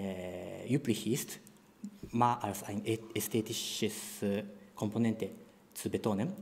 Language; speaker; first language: German; non-native, fluent; Japanese